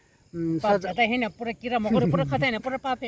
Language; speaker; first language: Hindi; non-native, local second language; Tibetan